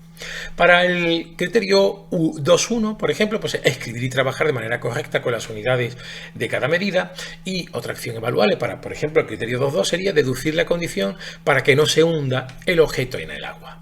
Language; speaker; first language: Spanish; native; Spanish